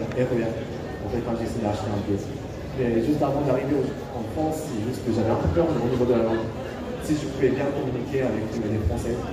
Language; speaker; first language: French; non-native, fluent; Japanese